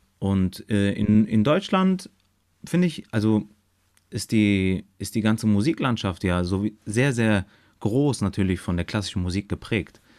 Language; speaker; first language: German; early bilingual, other home language; Turkish